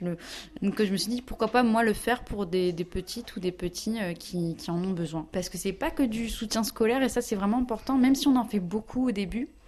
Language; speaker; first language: French; native; French